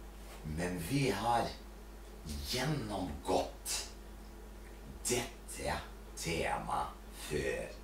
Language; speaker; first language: Norwegian; non-native, fluent; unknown